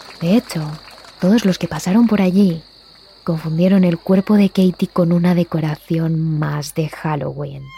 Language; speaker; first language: Spanish; native; Spanish